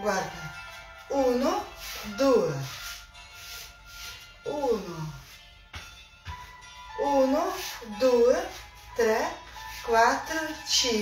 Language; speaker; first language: Italian; non-native, learner; Russian